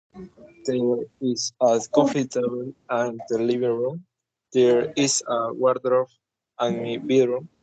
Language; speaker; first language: English; non-native, learner; Spanish